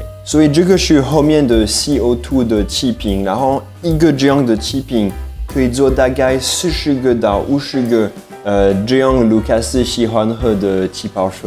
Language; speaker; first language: Chinese; non-native, fluent; French